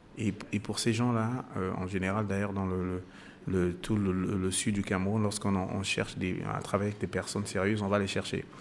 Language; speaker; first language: French; non-native, local second language; Basaa